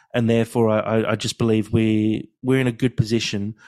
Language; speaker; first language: English; native; English